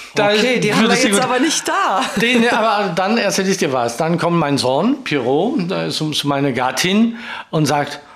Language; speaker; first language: German; non-native, fluent; French